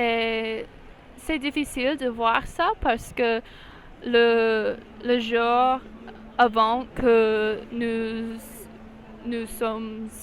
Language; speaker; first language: French; non-native, learner; English